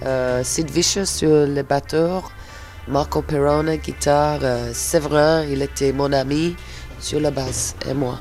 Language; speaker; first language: French; non-native, fluent; English